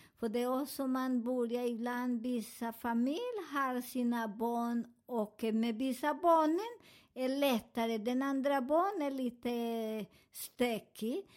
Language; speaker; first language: Swedish; non-native, fluent; Spanish